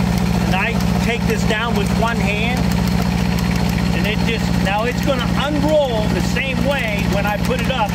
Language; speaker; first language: English; native; English